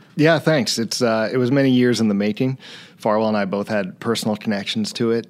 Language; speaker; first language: English; native; English